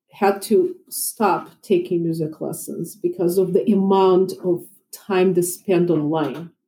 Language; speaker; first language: English; non-native, fluent; Russian